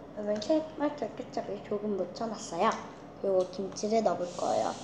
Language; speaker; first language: Korean; early bilingual, heritage; Korean